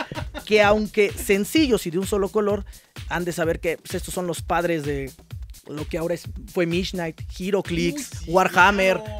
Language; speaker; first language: Spanish; native; Spanish